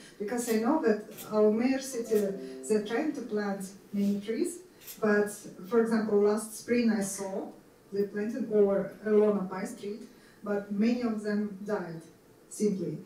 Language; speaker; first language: English; non-native, learner; Russian